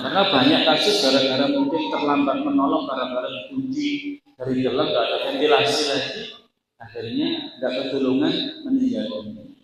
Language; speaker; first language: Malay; non-native, local second language; Javanese